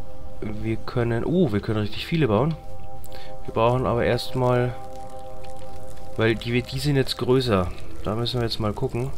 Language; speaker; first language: German; native; German